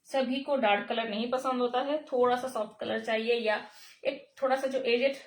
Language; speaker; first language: Hindi; non-native, local second language; Bangla